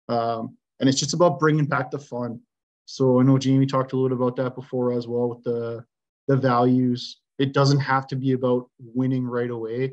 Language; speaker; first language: English; native; English